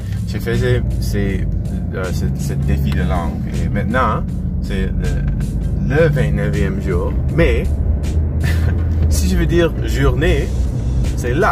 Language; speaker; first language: French; non-native, learner; English